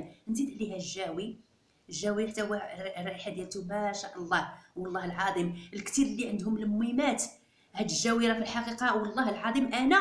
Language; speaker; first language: Arabic; native; Arabic